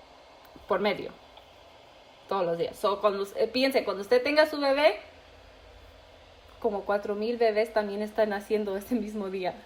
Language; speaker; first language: Spanish; early bilingual, heritage; Spanish